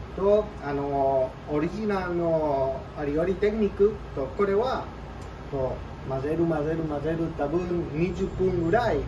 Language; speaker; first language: Japanese; non-native, learner; Spanish